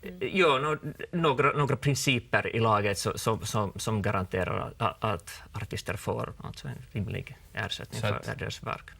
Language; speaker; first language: Swedish; non-native, local second language; Finnish